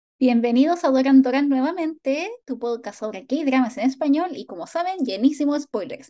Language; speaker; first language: Spanish; native; Spanish